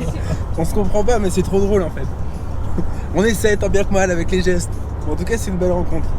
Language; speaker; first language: French; native; French